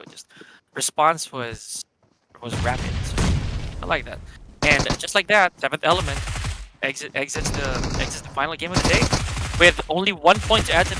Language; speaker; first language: English; non-native, local second language; Filipino